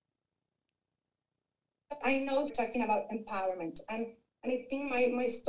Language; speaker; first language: English; non-native, fluent; Spanish